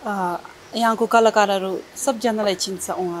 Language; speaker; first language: Nepali; non-native, fluent; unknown